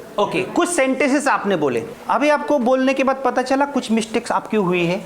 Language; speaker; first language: Hindi; non-native, local second language; Marathi